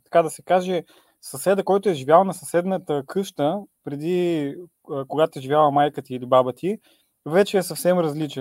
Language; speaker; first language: Bulgarian; native; Bulgarian